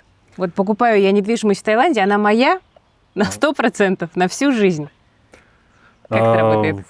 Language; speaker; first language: Russian; native; Russian